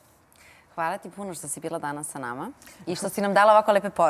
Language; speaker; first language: Serbian; native; Serbian